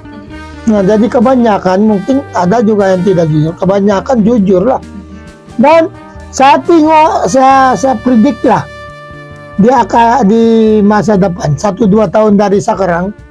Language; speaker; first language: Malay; non-native, fluent; Filipino